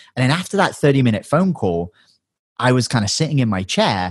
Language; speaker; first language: English; native; English